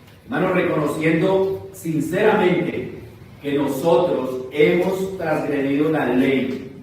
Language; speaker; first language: Spanish; native; Spanish